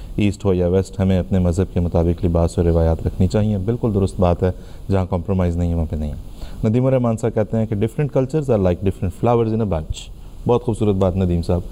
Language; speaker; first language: Urdu; native; Urdu